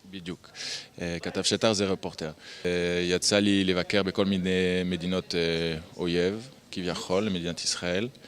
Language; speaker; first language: Hebrew; non-native, fluent; French